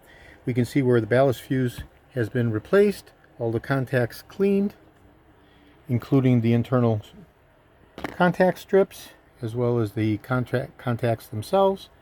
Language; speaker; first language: English; native; English